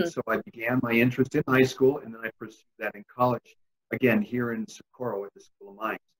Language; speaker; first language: English; early bilingual, other home language; Spanish